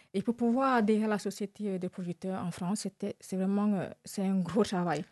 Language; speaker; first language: French; non-native, fluent; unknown